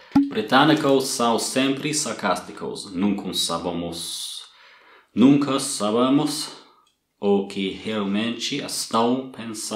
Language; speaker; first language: Portuguese; non-native, learner; English